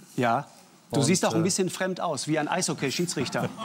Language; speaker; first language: German; native; German